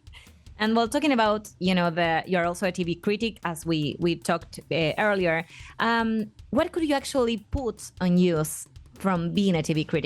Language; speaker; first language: English; non-native, fluent; Spanish